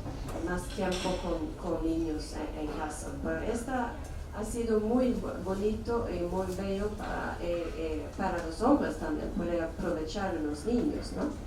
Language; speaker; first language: Spanish; non-native, fluent; Swedish